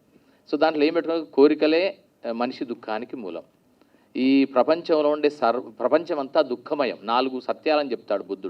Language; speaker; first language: Telugu; native; Telugu